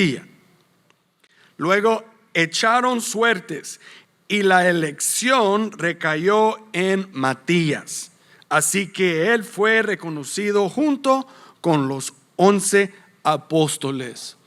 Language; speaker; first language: Spanish; non-native, fluent; English